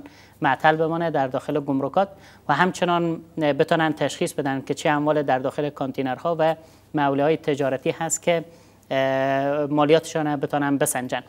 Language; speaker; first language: Persian; native; Persian